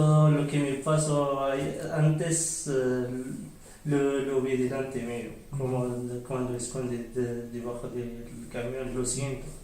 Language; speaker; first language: Spanish; non-native, learner; Arabic